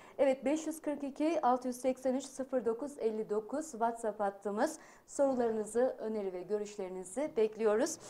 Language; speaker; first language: Turkish; native; Turkish